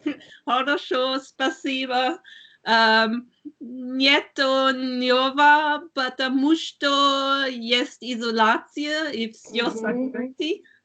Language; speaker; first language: Russian; non-native, learner; German